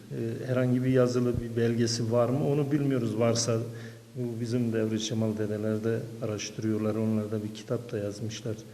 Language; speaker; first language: Turkish; native; Turkish